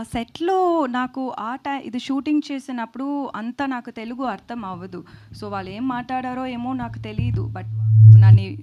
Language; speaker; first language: Telugu; non-native, learner; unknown